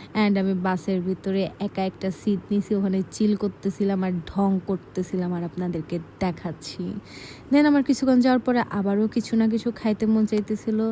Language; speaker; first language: Bangla; native; Bangla